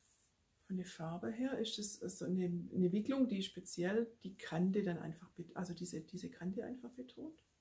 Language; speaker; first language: German; native; German